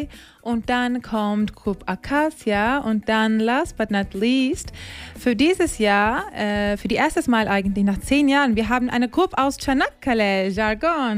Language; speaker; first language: German; non-native, fluent; Turkish